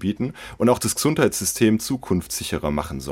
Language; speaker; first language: German; native; German